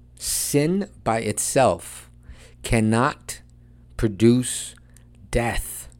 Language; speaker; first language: English; early bilingual, other home language; Spanish